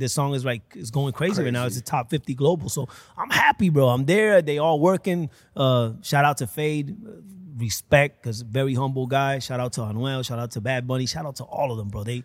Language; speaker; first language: English; early bilingual, other home language; Spanish